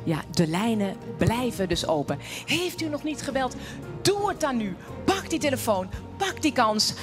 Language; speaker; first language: Dutch; native; Dutch